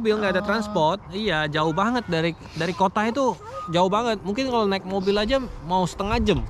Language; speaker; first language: Indonesian; native; Indonesian